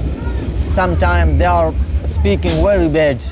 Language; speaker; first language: English; non-native, learner; Pashto